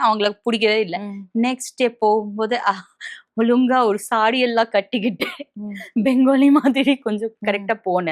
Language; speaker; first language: Tamil; non-native, local second language; Bangla